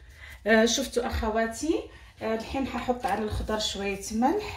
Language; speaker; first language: Arabic; native; Arabic